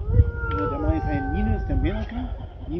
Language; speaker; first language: Spanish; non-native, learner; German